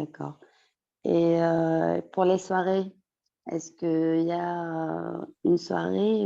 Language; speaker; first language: French; non-native, fluent; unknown